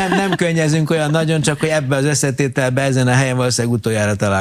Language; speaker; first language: Hungarian; native; Hungarian